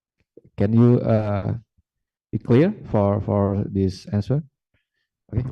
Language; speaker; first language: English; non-native, fluent; Indonesian